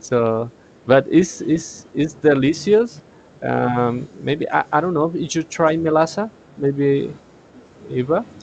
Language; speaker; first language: English; non-native, learner; Spanish